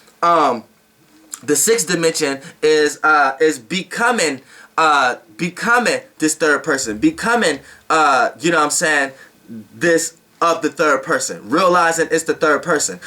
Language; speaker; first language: English; native; English